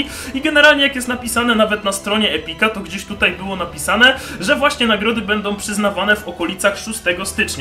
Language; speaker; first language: Polish; native; Polish